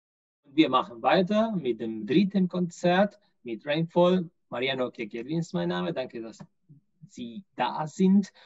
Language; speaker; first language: German; non-native, fluent; Spanish